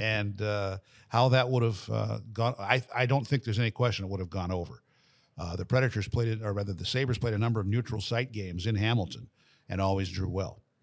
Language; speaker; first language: English; native; English